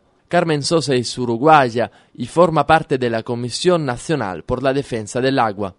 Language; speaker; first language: Spanish; non-native, fluent; Italian